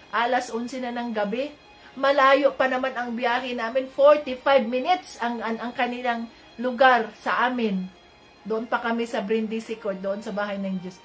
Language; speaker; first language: Filipino; native; Filipino